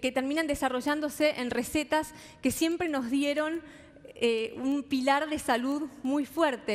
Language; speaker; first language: Spanish; native; Spanish